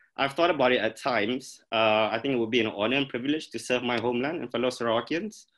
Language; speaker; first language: English; non-native, local second language; Malay